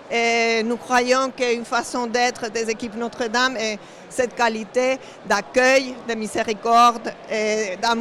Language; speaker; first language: French; non-native, fluent; Spanish